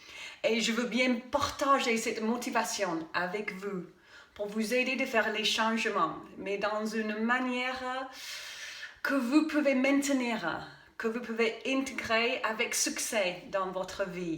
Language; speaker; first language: French; non-native, fluent; English